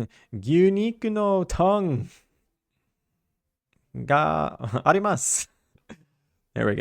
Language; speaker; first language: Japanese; non-native, learner; English